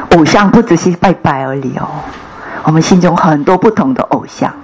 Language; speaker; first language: Chinese; non-native, fluent; Korean